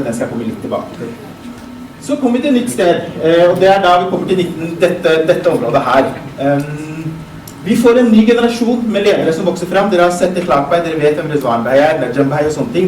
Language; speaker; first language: Norwegian; early bilingual, other home language; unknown